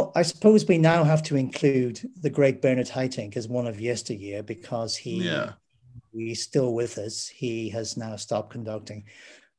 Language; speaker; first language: English; native; English